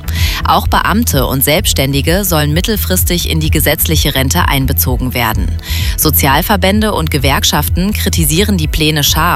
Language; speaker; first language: German; native; German